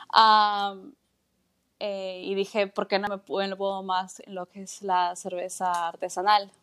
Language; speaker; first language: Spanish; native; Spanish